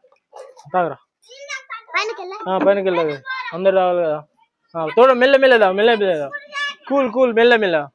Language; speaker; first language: Telugu; native; Telugu